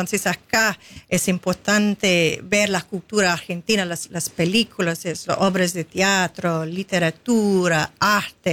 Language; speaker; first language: Spanish; non-native, fluent; English